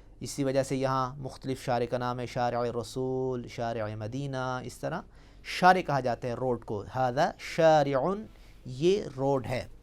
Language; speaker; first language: Urdu; non-native, local second language; Punjabi